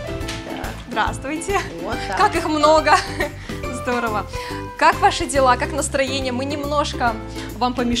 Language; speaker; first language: Russian; native; Russian